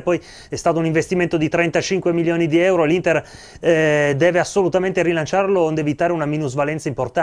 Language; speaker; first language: Italian; native; Italian